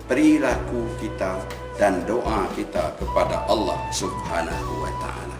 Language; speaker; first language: Indonesian; native; Indonesian